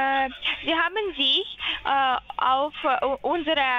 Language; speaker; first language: German; non-native, learner; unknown